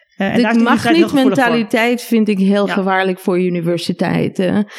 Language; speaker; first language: Dutch; non-native, fluent; Hebrew